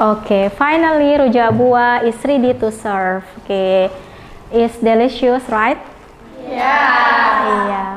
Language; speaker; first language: English; non-native, fluent; Indonesian